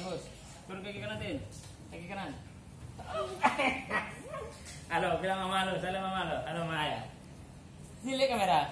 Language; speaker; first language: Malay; non-native, local second language; Minangkabau